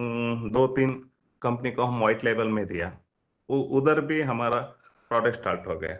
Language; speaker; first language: Hindi; non-native, local second language; Kannada